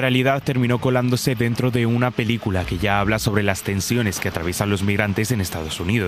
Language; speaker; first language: Spanish; native; Spanish